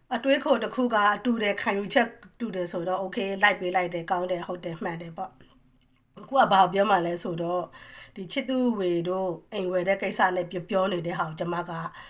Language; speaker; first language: Burmese; native; Burmese